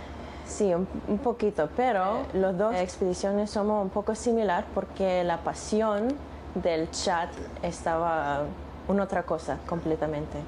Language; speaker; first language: Spanish; non-native, learner; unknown